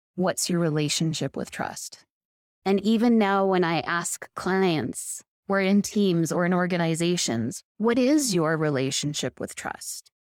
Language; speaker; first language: English; native; English